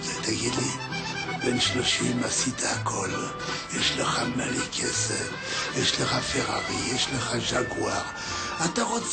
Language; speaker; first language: Hebrew; non-native, learner; French